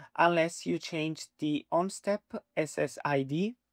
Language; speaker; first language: English; non-native, fluent; Italian